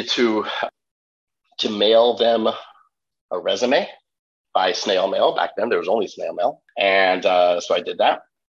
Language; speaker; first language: English; native; English